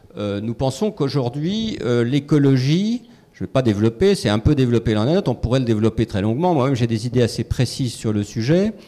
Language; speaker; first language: French; native; French